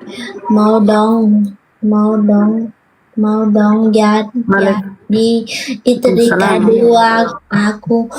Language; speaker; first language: Indonesian; non-native, learner; Vietnamese